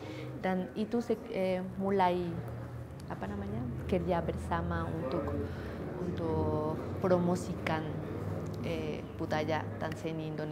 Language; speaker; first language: Indonesian; non-native, learner; Spanish